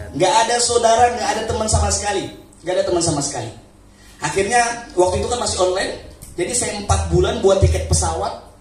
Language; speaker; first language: Indonesian; non-native, local second language; Sundanese